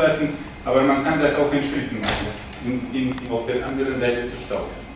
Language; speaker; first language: German; non-native, fluent; Russian